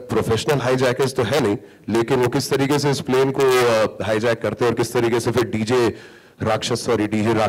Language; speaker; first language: Hindi; native; Hindi